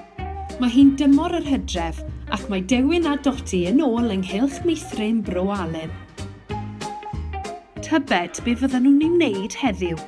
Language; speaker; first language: Welsh; native; Welsh